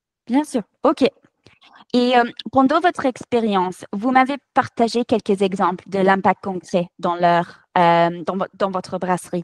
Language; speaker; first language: French; non-native, fluent; English